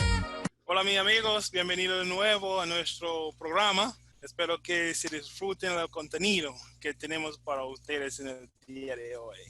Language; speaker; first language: Spanish; non-native, fluent; English